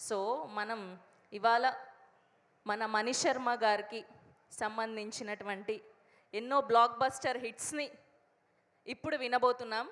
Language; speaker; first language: Telugu; native; Telugu